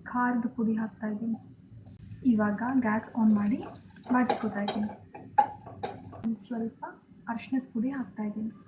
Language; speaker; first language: Kannada; native; Kannada